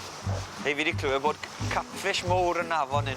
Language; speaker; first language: Welsh; native; Welsh